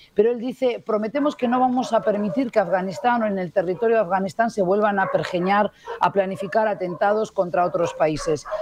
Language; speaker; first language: Spanish; native; Spanish